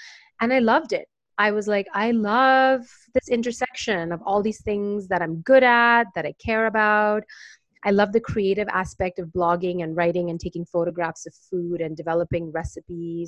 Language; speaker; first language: English; non-native, local second language; Hindi